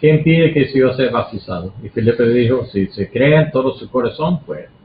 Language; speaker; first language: Spanish; non-native, learner; English